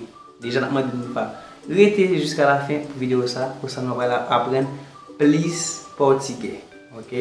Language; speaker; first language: French; non-native, learner; Haitian Creole